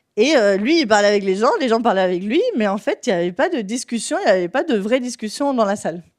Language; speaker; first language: French; non-native, fluent; Spanish